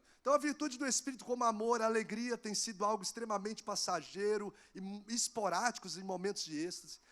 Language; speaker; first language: Portuguese; native; Portuguese